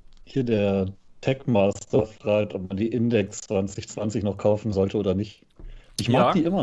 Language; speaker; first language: German; native; German